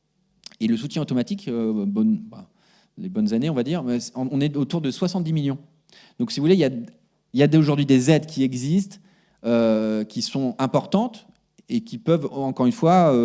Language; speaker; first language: French; native; French